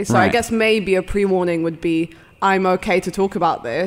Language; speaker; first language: English; early bilingual, other home language; Arabic